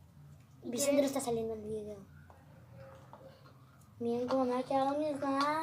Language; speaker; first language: Spanish; native; Spanish